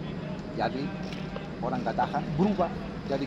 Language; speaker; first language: Indonesian; non-native, fluent; Spanish